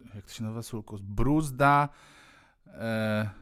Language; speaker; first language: Polish; non-native, fluent; Mongolian